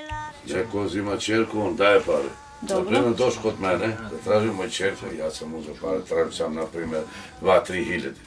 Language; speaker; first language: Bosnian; non-native, local second language; Romany